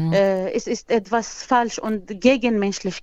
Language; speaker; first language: German; non-native, learner; Arabic